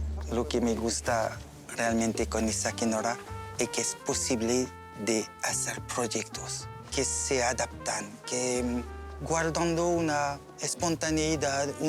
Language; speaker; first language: Spanish; non-native, learner; French